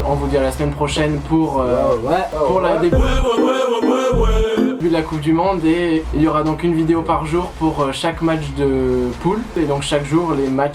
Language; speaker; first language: French; native; French